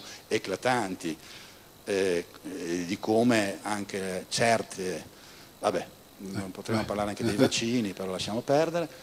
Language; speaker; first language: Italian; native; Italian